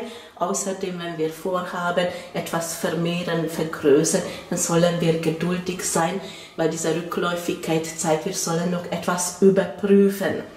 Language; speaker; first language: German; non-native, fluent; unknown